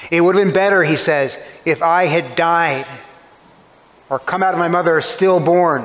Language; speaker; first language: English; native; English